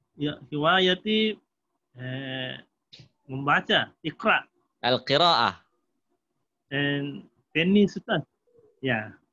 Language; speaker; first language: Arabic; non-native, learner; Indonesian